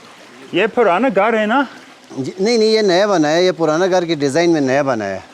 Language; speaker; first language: Hindi; non-native, local second language; Balti